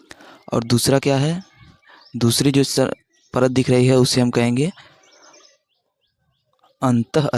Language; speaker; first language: Hindi; native; Hindi